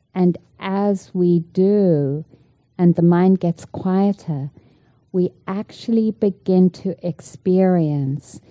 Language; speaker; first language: English; native; English